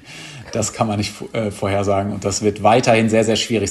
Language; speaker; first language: German; native; German